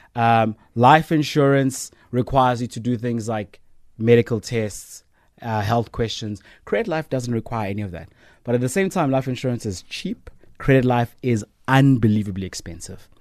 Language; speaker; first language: English; non-native, local second language; Zulu